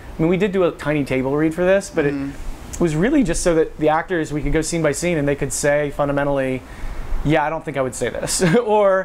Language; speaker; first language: English; native; English